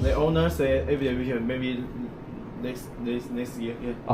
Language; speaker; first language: English; non-native, learner; Chinese